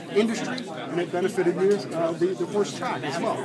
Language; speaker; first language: English; native; English